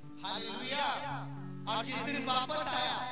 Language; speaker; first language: Hindi; non-native, local second language; Punjabi